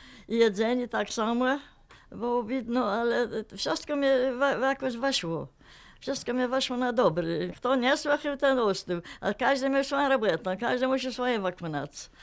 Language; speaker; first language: Polish; non-native, local second language; Kashubian